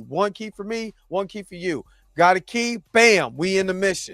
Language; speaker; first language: English; native; English